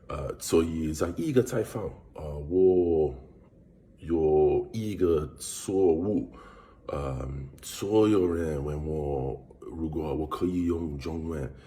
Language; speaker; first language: Chinese; non-native, learner; English